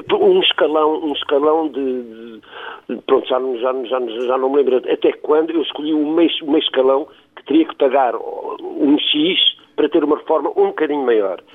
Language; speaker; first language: Portuguese; native; Portuguese